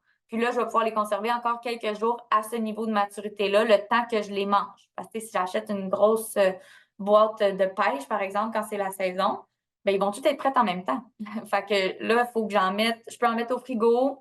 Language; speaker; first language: French; native; French